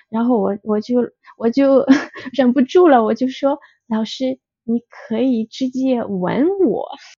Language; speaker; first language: Chinese; non-native, fluent; Russian